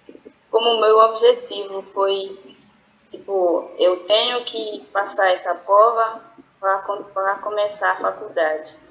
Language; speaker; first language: Portuguese; non-native, fluent; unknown